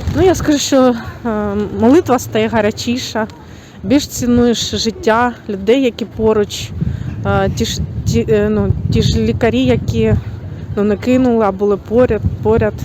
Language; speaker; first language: Ukrainian; native; Ukrainian